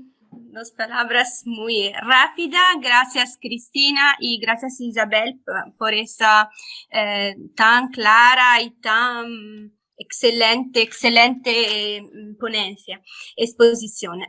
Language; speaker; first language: Spanish; non-native, fluent; Italian